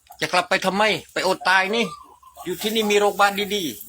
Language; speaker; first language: Thai; non-native, fluent; Khmer